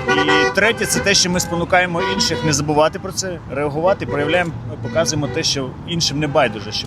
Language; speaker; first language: Ukrainian; native; Ukrainian